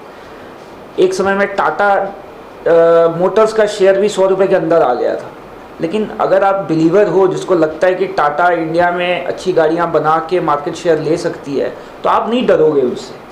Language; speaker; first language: Hindi; native; Hindi